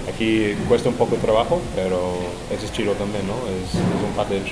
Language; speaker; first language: Spanish; non-native, fluent; English